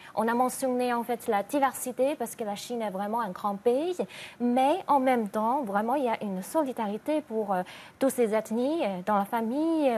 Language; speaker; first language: French; non-native, fluent; Chinese